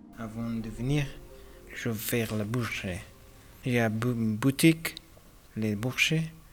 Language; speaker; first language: French; non-native, learner; Pashto